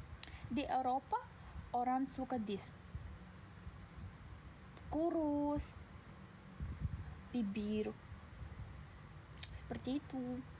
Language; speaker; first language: Indonesian; non-native, learner; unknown